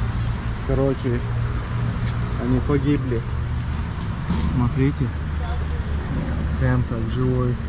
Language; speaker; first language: Russian; non-native, local second language; Chechen